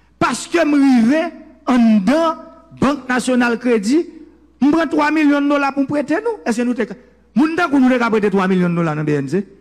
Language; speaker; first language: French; non-native, local second language; Haitian Creole